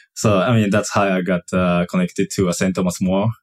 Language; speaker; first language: English; non-native, fluent; Japanese